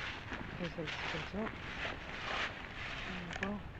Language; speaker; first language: French; native; French